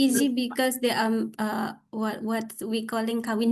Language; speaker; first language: English; non-native, learner; Indonesian